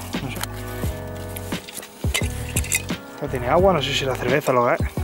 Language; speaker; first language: Spanish; native; Spanish